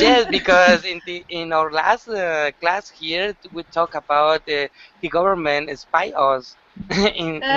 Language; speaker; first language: English; non-native, learner; Spanish